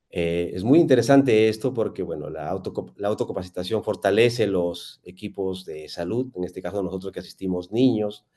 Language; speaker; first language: Spanish; native; Spanish